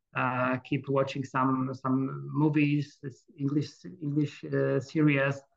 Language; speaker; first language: English; non-native, fluent; Polish